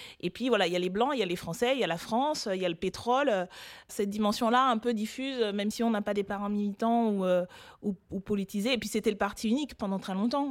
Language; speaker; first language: French; early bilingual, other home language; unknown